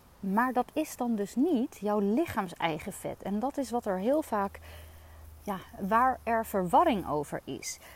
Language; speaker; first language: Dutch; native; Dutch